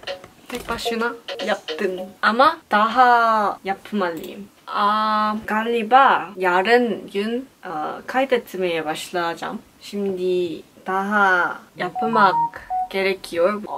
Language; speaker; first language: Turkish; non-native, learner; Korean